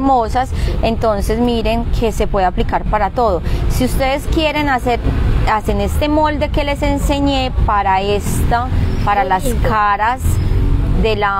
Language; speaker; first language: Spanish; native; Spanish